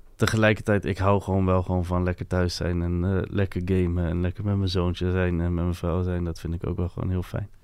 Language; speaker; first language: Dutch; non-native, local second language; French